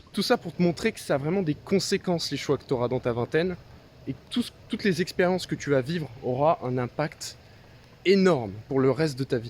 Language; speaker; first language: French; native; French